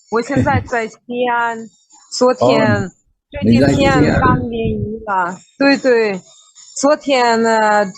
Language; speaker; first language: Chinese; non-native, fluent; Russian